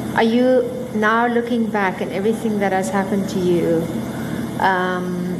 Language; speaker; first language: English; non-native, local second language; Afrikaans